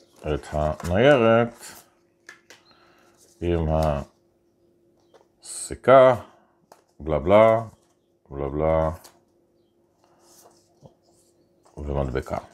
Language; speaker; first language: Hebrew; native; Hebrew